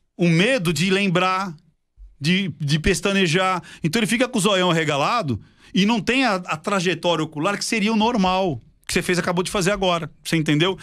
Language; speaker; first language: Portuguese; native; Portuguese